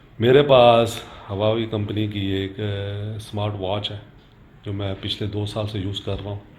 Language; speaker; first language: Urdu; non-native, local second language; Punjabi